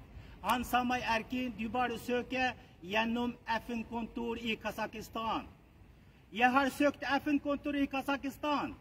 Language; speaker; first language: Norwegian; non-native, learner; Uyghur